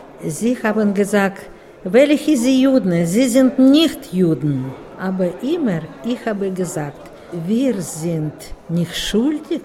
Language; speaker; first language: German; non-native, learner; Russian